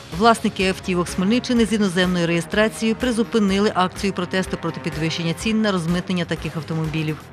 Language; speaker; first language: Ukrainian; native; Ukrainian